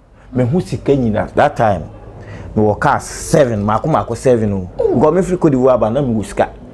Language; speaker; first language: English; non-native, local second language; Akan